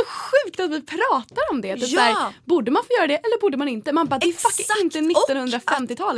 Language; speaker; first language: Swedish; native; Swedish